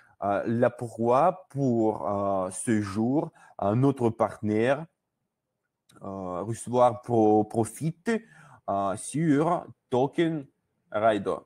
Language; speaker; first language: French; non-native, learner; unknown